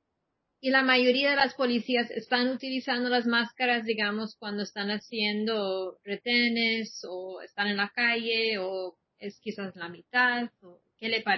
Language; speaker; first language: Spanish; non-native, fluent; English